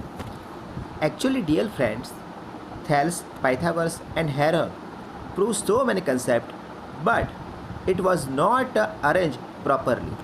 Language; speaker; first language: English; non-native, local second language; Gujarati